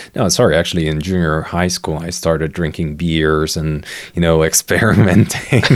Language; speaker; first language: English; non-native, fluent; Polish